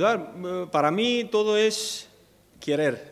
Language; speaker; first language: Spanish; non-native, fluent; Greek